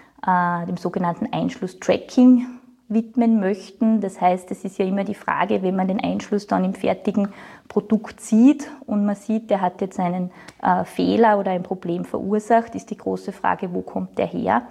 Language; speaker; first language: German; native; German